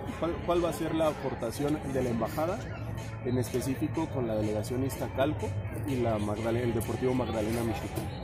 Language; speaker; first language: Spanish; native; Spanish